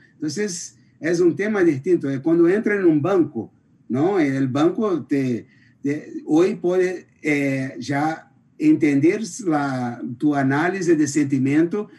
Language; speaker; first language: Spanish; non-native, fluent; Portuguese